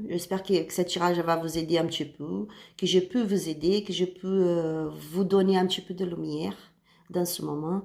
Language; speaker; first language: French; non-native, learner; Spanish